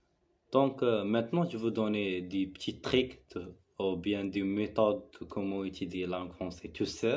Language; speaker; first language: French; non-native, learner; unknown